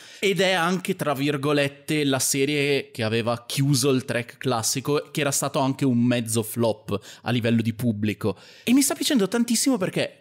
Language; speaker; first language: Italian; native; Italian